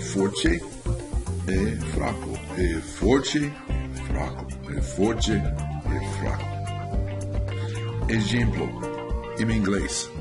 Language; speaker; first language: Portuguese; non-native, learner; English